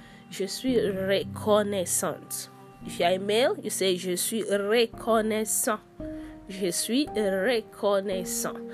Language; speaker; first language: French; non-native, fluent; Yoruba